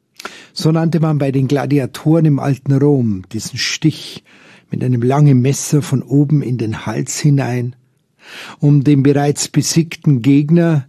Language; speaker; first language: German; native; German